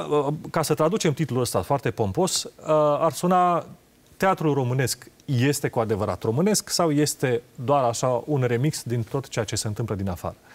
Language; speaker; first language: Romanian; native; Romanian